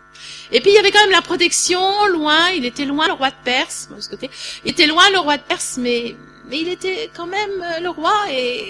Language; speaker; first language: French; native; French